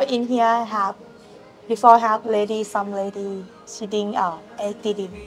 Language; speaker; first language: English; non-native, learner; Thai